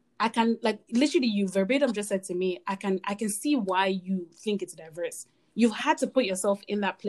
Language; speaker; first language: English; non-native, local second language; Yoruba